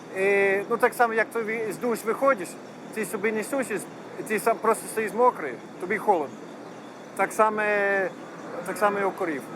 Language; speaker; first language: Ukrainian; non-native, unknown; Dutch